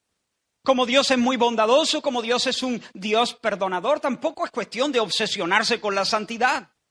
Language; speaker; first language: Spanish; native; Spanish